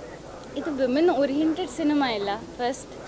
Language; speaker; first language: Kannada; non-native, learner; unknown